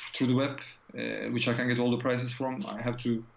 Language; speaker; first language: English; non-native, fluent; Turkish